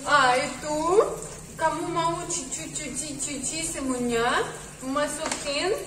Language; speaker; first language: Indonesian; non-native, learner; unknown